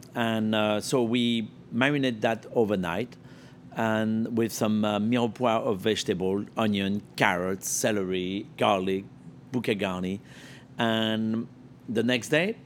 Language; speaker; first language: English; non-native, fluent; French